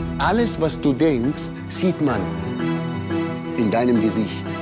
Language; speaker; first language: German; non-native, fluent; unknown